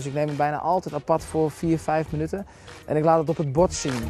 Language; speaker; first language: Dutch; native; Dutch